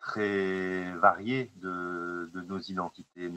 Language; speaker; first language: French; non-native, local second language; Arabic